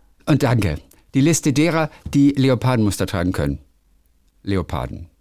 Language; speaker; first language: German; native; German